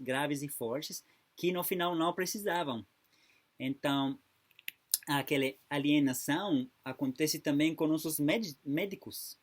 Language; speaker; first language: Portuguese; non-native, fluent; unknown